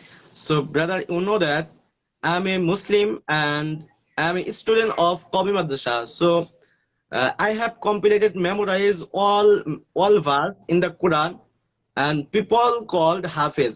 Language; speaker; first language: English; non-native, learner; Bangla